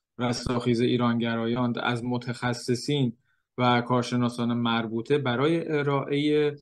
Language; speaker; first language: Persian; native; Persian